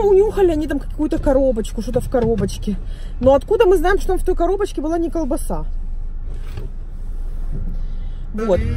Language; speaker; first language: Russian; native; Russian